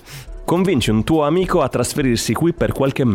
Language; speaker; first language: Italian; native; Italian